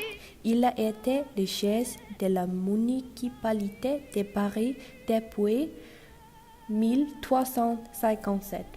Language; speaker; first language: French; non-native, learner; Icelandic